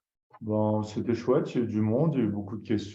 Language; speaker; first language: French; native; French